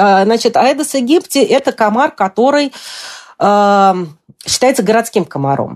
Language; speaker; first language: Russian; native; Russian